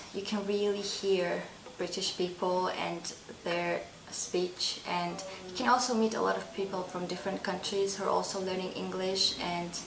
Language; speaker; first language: English; non-native, fluent; Russian